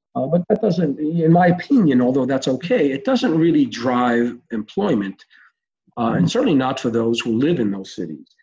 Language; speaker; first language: English; early bilingual, other home language; Hebrew